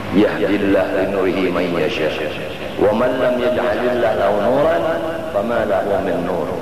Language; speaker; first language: Malay; non-native, local second language; Banjar